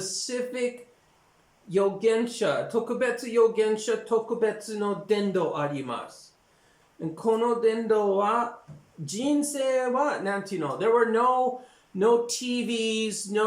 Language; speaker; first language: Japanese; non-native, learner; English